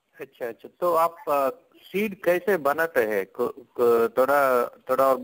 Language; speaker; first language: Hindi; non-native, local second language; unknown